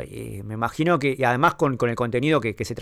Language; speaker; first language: Spanish; native; Spanish